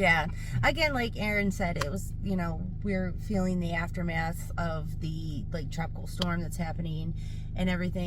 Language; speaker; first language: English; native; English